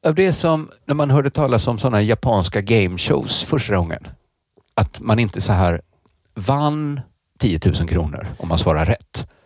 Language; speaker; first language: Swedish; native; Swedish